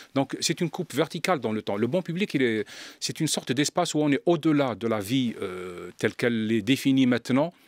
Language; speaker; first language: French; non-native, local second language; Arabic